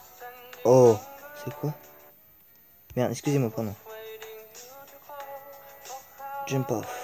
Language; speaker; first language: French; native; French